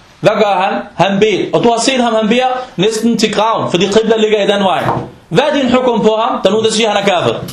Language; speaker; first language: Danish; non-native, fluent; Arabic